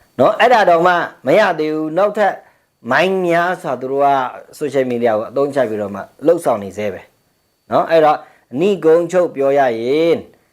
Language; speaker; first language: Burmese; non-native, local second language; Pa'o Karen